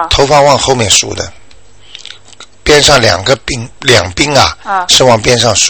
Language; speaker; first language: Chinese; native; Chinese